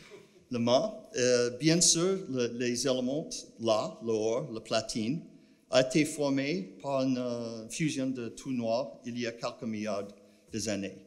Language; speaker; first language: French; non-native, fluent; English